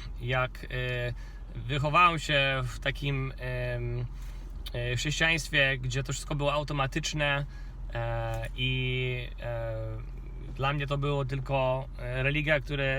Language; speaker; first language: Polish; non-native, fluent; Kinyarwanda